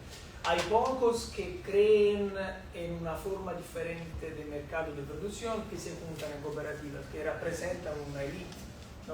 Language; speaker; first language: Spanish; non-native, fluent; Portuguese